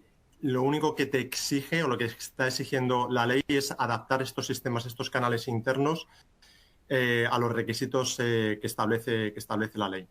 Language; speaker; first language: Spanish; native; Spanish